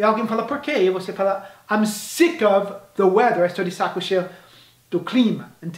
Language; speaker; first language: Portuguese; non-native, fluent; English